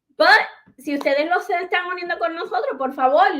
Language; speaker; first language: Spanish; early bilingual, heritage; Spanish